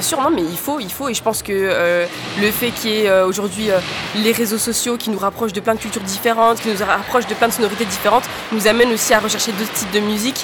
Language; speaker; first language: French; native; French